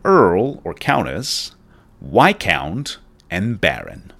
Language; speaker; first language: English; non-native, fluent; Persian